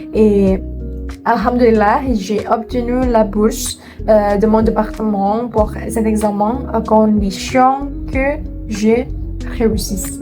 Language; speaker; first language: French; non-native, learner; Indonesian